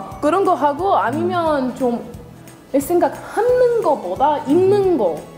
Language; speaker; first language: Korean; non-native, learner; English